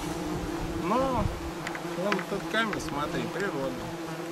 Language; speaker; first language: Russian; native; Russian